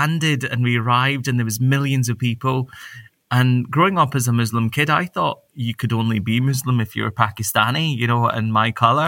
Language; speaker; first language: English; native; English